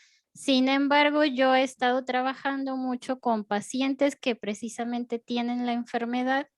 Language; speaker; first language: Spanish; native; Spanish